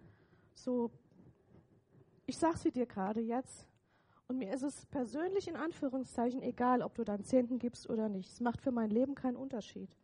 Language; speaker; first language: German; native; German